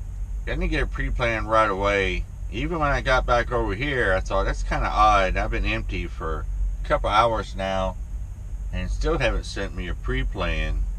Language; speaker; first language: English; native; English